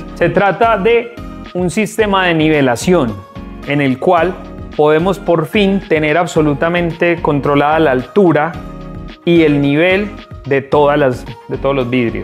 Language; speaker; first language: Spanish; native; Spanish